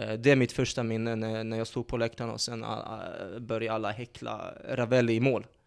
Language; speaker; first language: Swedish; early bilingual, other home language; Bosnian